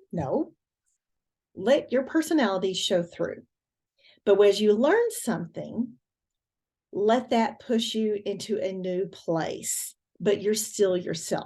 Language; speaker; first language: English; native; English